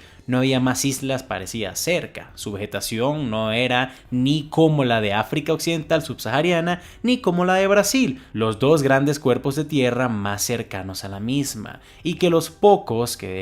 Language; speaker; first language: Spanish; native; Spanish